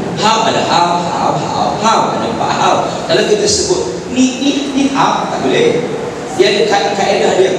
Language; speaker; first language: Malay; native; Malay